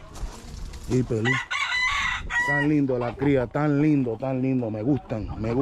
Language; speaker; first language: Spanish; non-native, fluent; English